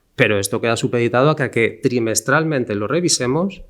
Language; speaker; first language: Spanish; non-native, local second language; Catalan